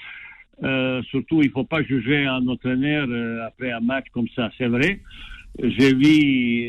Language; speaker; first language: French; non-native, fluent; Bosnian